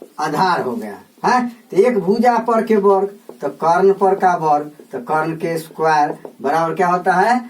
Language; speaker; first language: Hindi; native; Hindi